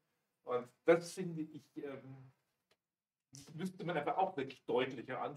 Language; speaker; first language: German; native; German